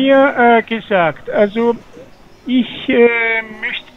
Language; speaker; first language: German; non-native, fluent; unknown